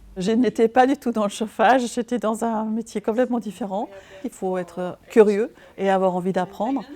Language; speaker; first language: French; non-native, fluent; German